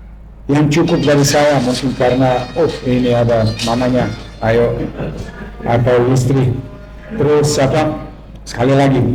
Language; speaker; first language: Indonesian; non-native, fluent; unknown